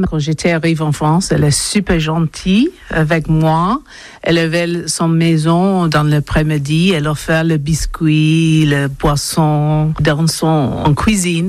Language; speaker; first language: French; non-native, learner; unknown